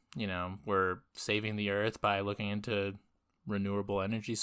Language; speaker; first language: English; native; English